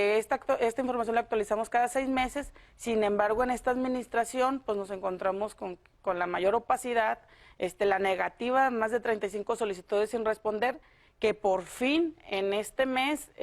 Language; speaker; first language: Spanish; native; Spanish